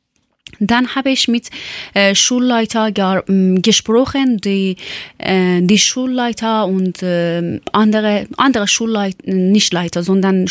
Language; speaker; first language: German; non-native, learner; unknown